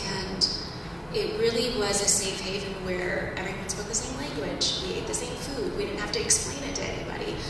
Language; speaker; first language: English; native; English